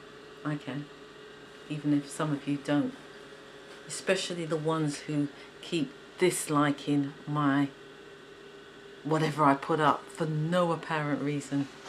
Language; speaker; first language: English; native; English